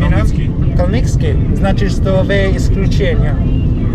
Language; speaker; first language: Russian; non-native, learner; Italian